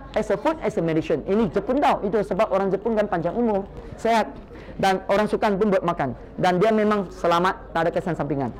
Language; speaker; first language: Malay; non-native, local second language; Chinese